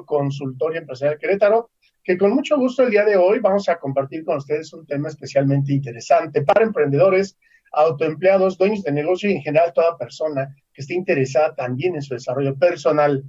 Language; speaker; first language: Spanish; native; Spanish